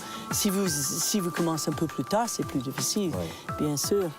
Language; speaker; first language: French; non-native, local second language; English